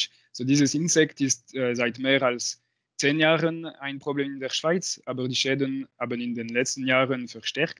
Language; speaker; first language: German; non-native, local second language; French